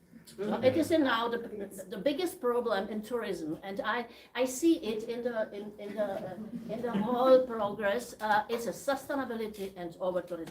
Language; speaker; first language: English; non-native, learner; Czech